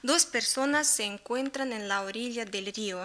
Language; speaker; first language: Spanish; non-native, learner; Russian